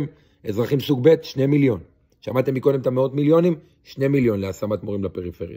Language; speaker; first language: Hebrew; native; Hebrew